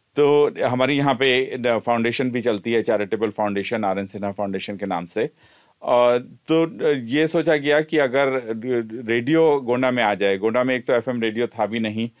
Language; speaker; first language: Hindi; native; Hindi